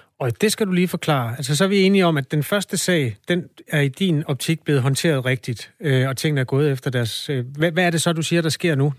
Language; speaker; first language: Danish; native; Danish